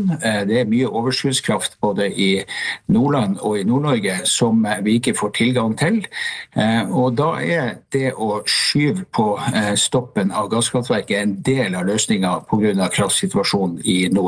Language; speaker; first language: Norwegian; native; Norwegian